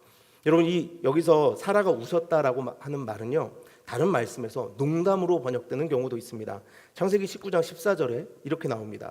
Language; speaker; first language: Korean; native; Korean